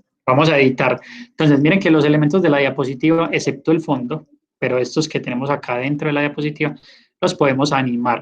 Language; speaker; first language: Spanish; native; Spanish